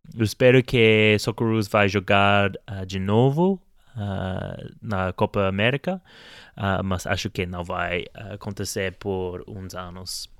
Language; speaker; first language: Portuguese; non-native, fluent; English